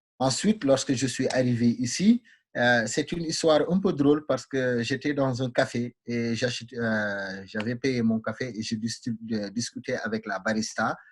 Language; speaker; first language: French; non-native, local second language; Wolof